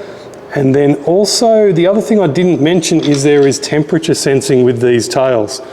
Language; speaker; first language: English; native; English